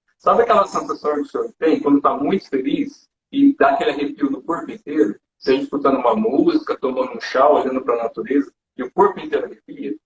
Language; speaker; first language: Portuguese; native; Portuguese